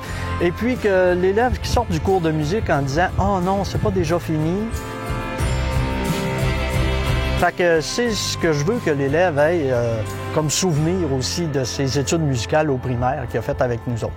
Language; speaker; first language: French; native; French